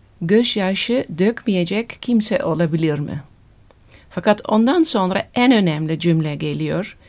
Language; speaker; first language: Turkish; non-native, fluent; Dutch